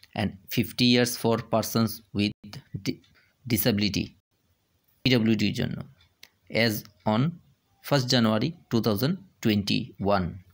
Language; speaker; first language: English; non-native, local second language; Bangla